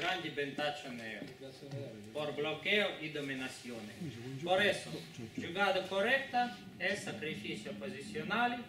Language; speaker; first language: Italian; non-native, learner; Spanish